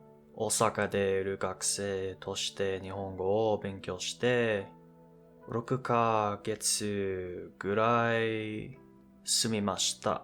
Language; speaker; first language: Japanese; non-native, learner; English